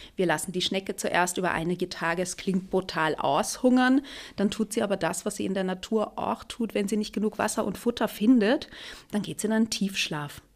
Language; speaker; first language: German; native; German